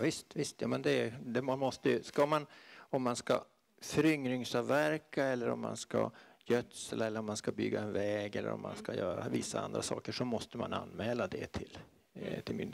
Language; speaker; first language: Swedish; native; Swedish